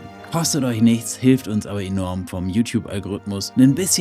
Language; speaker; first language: German; native; German